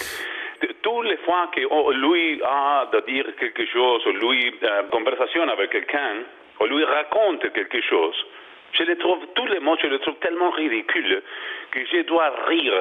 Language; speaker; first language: French; non-native, learner; Spanish